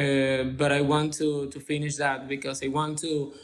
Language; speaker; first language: English; non-native, learner; Spanish